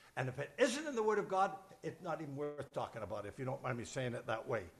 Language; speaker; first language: English; native; English